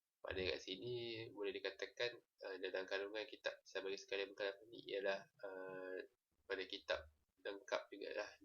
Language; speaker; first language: Malay; native; Malay